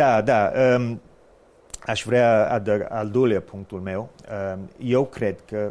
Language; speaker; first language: Romanian; non-native, fluent; English